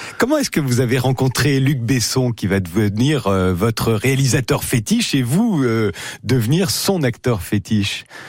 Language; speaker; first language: French; native; French